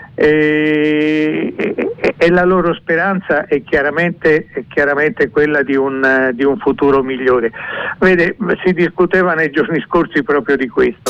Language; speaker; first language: Italian; native; Italian